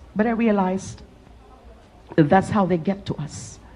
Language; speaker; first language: English; non-native, local second language; Filipino